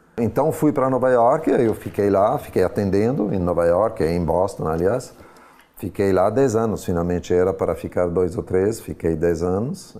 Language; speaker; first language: Portuguese; non-native, fluent; Italian